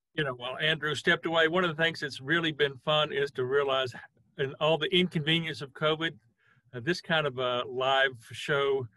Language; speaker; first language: English; native; English